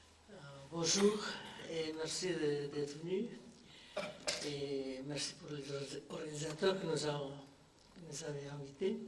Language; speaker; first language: French; non-native, fluent; Indonesian